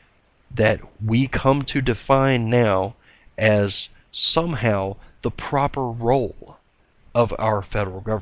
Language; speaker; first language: English; native; English